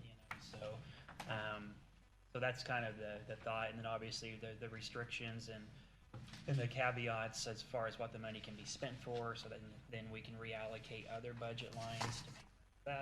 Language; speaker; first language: English; native; English